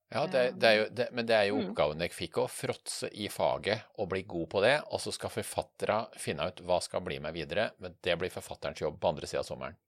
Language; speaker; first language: Norwegian; native; Norwegian